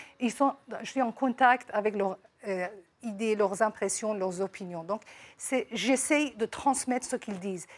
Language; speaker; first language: French; non-native, fluent; Persian